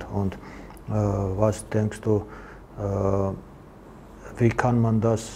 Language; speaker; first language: German; non-native, learner; Georgian